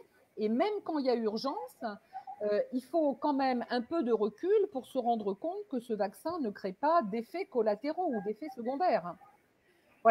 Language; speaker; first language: French; native; French